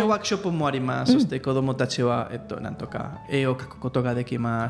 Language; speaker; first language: Japanese; non-native, learner; Spanish